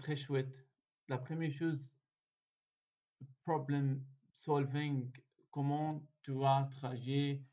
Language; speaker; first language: French; non-native, learner; Arabic